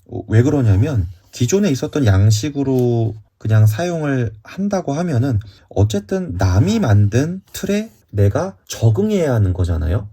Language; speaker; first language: Korean; native; Korean